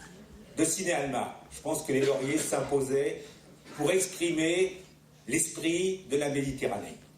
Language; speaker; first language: French; native; French